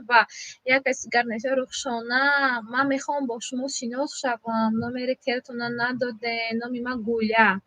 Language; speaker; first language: Tajik; native; Tajik